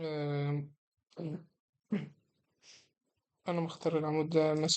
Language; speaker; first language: Arabic; native; Arabic